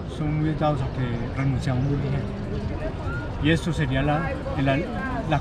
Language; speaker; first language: Spanish; native; Spanish